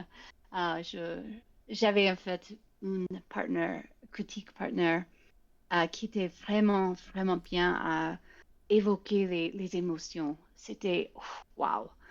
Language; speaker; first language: French; non-native, fluent; English